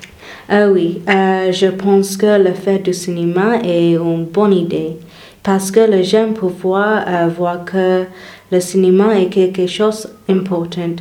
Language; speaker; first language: French; non-native, learner; English